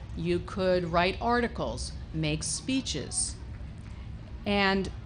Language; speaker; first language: English; native; English